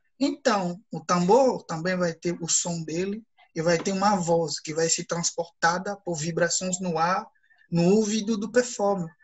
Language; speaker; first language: Portuguese; non-native, fluent; Ewe